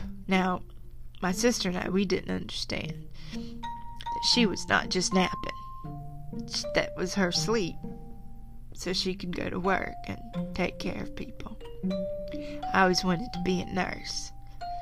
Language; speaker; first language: English; native; English